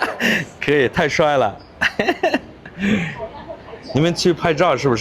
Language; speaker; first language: Chinese; non-native, fluent; Azerbaijani